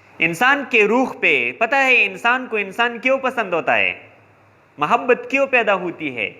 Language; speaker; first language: Urdu; non-native, local second language; Pashto